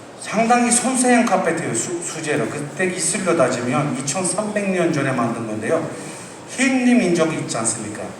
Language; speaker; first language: Korean; non-native, fluent; Turkish